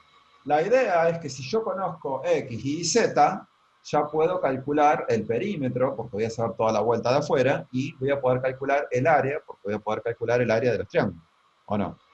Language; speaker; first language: Spanish; native; Spanish